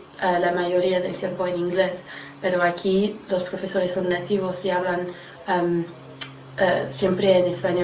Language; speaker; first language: Spanish; non-native, learner; English